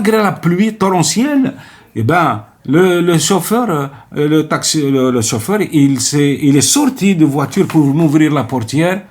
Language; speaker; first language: French; non-native, local second language; Arabic